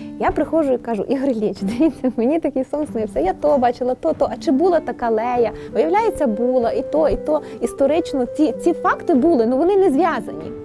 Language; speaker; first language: Ukrainian; native; Ukrainian